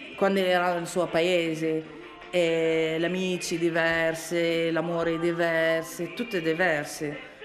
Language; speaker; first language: Italian; non-native, fluent; Arabic